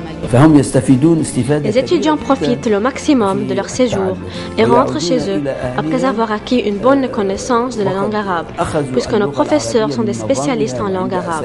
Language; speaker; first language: French; non-native, local second language; Arabic